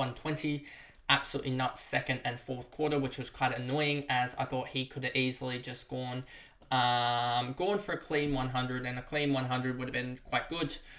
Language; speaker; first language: English; native; English